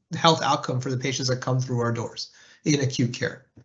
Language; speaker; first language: English; native; English